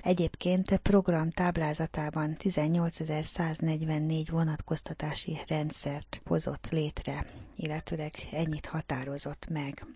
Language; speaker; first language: Hungarian; native; Hungarian